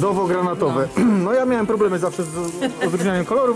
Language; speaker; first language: Polish; native; Polish